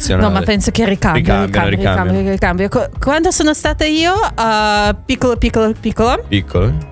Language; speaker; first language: Italian; non-native, learner; Russian